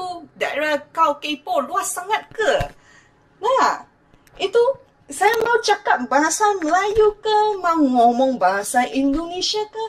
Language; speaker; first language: Indonesian; non-native, fluent; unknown